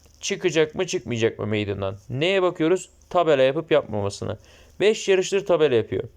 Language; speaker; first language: Turkish; native; Turkish